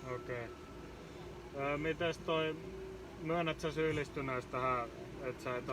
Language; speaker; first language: Finnish; native; Finnish